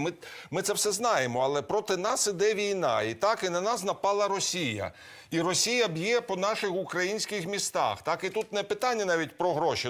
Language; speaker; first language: Ukrainian; native; Ukrainian